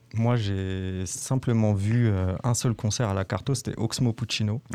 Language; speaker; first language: French; native; French